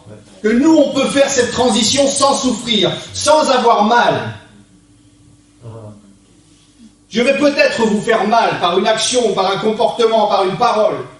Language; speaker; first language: French; native; French